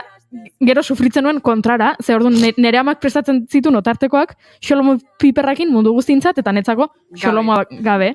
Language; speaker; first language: Basque; native; Basque